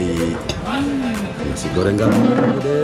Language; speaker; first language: Japanese; non-native, learner; Indonesian